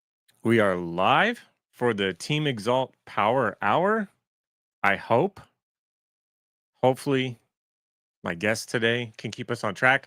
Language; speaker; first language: English; native; English